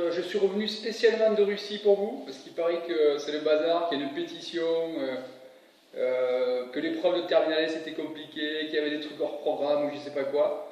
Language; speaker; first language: French; native; French